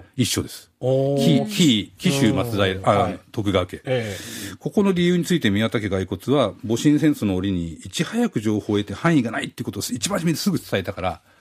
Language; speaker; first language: Japanese; native; Japanese